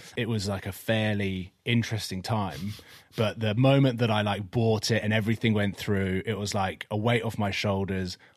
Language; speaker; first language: English; native; English